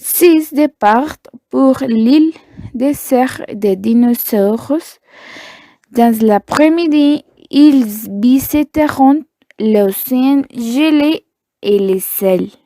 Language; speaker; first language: French; non-native, learner; Spanish